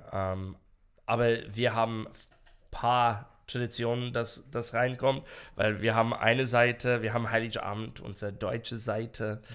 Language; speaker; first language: German; non-native, fluent; English